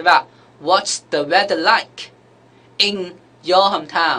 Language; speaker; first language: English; non-native, fluent; Chinese